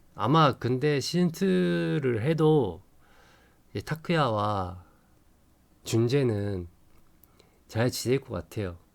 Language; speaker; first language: Korean; non-native, fluent; Japanese